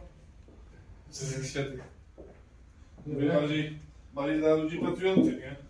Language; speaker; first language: Polish; native; Polish